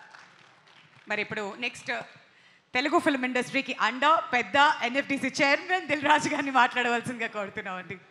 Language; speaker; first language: Telugu; native; Telugu